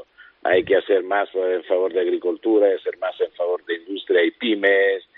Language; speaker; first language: Spanish; non-native, fluent; Italian